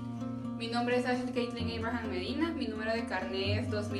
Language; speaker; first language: Spanish; native; Spanish